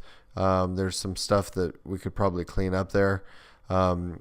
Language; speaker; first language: English; native; English